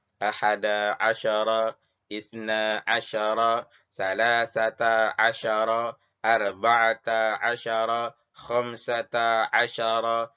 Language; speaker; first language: Arabic; non-native, fluent; Indonesian